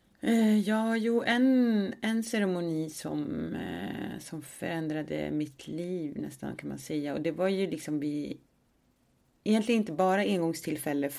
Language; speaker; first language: Swedish; native; Swedish